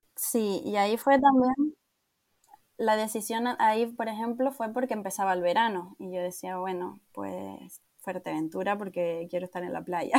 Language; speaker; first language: Spanish; native; Spanish